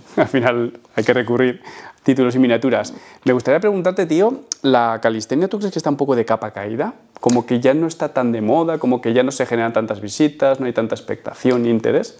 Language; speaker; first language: Spanish; native; Spanish